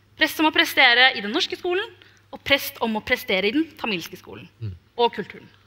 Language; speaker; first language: Norwegian; early bilingual, other home language; Tamil